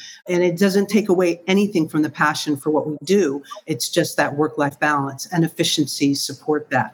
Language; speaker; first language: English; native; English